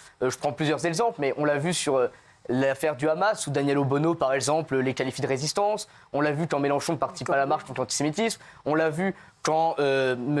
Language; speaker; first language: French; native; French